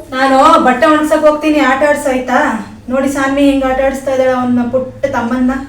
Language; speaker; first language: Kannada; non-native, local second language; Konkani